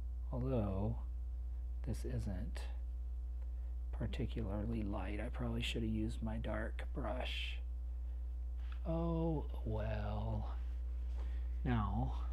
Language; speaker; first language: English; native; English